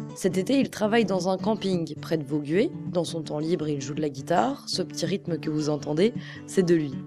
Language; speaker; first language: French; native; French